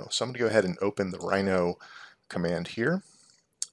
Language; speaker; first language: English; native; English